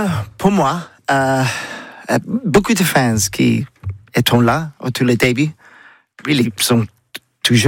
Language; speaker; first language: French; non-native, learner; English